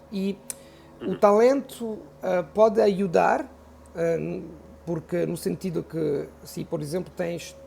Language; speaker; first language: Portuguese; non-native, fluent; Italian